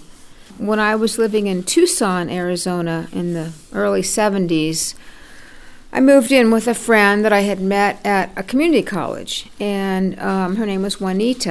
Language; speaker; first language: English; native; English